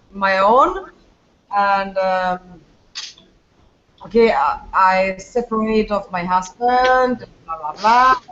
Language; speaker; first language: English; non-native, learner; French